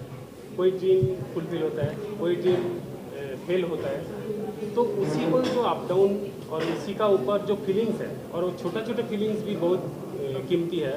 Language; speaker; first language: Hindi; non-native, local second language; Bangla